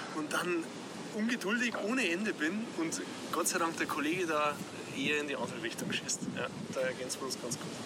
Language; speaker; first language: German; native; German